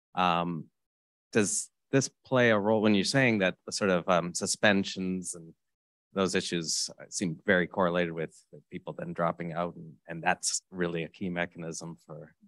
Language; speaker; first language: English; native; English